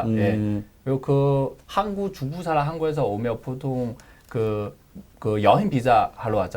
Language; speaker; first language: Korean; non-native, learner; Chinese